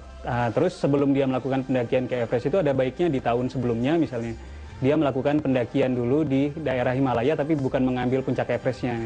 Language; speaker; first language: Indonesian; native; Indonesian